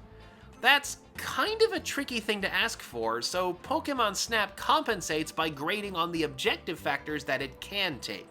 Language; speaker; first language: English; native; English